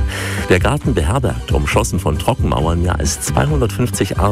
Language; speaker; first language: German; native; German